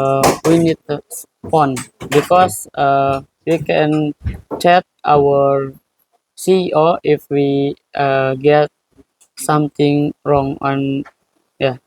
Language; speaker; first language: English; non-native, learner; Indonesian